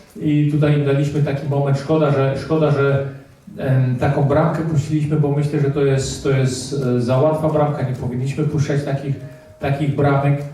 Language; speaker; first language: Polish; early bilingual, heritage; Polish